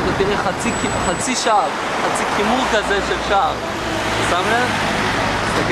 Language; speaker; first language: Hebrew; native; Hebrew